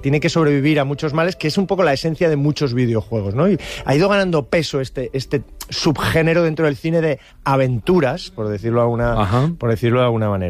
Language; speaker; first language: Spanish; native; Spanish